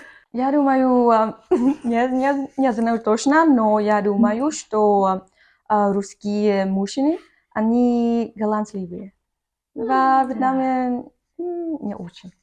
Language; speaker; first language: Russian; non-native, learner; Vietnamese